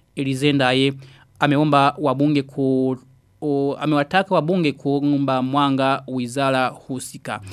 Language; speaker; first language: Swahili; non-native, local second language; Rundi